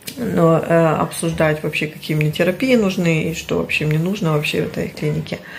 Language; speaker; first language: Russian; early bilingual, heritage; Russian